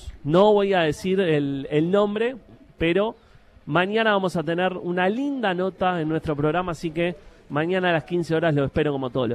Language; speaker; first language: Spanish; native; Spanish